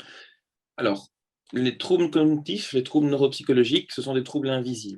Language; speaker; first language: French; native; French